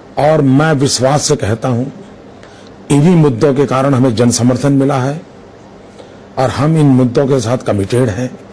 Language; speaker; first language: Hindi; non-native, local second language; Gujarati